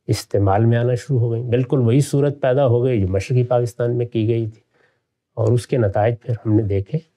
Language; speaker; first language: Urdu; non-native, local second language; Punjabi